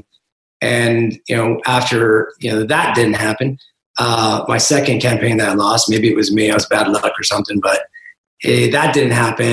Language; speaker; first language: English; native; English